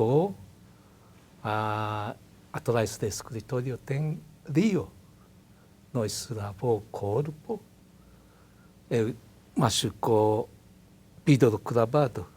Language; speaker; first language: Portuguese; non-native, learner; Japanese